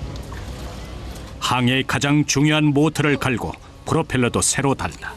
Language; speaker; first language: Korean; native; Korean